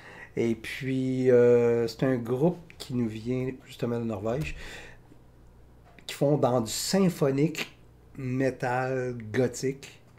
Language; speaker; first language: French; native; French